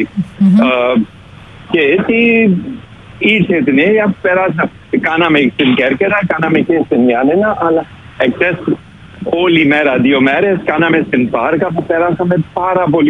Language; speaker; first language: Greek; non-native, fluent; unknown